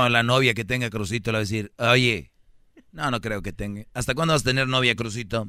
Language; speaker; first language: Spanish; native; Spanish